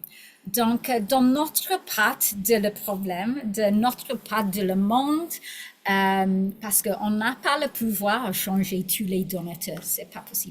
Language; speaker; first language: French; non-native, learner; English